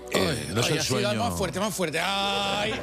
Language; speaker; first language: Spanish; native; Spanish